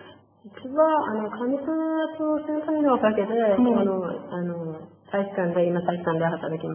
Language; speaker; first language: Japanese; non-native, learner; Persian